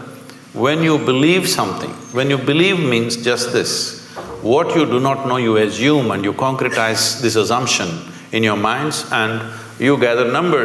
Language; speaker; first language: English; non-native, local second language; Kannada